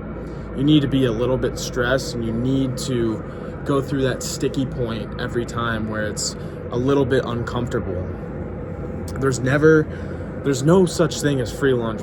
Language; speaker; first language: English; native; English